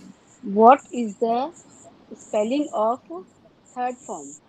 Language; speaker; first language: English; non-native, learner; Hindi